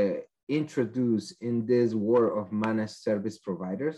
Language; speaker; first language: English; non-native, fluent; Spanish